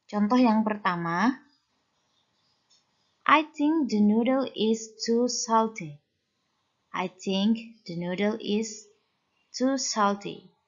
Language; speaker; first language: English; non-native, fluent; Indonesian